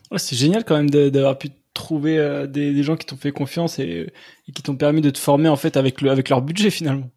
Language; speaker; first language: French; native; French